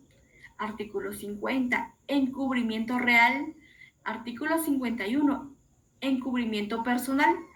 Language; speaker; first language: Spanish; native; Spanish